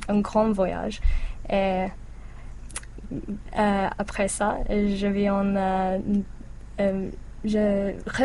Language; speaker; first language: French; non-native, learner; English